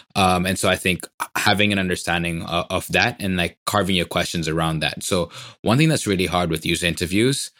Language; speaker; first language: English; non-native, local second language; Swahili